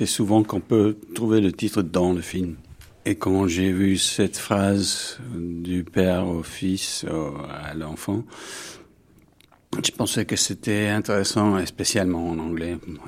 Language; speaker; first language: French; non-native, fluent; English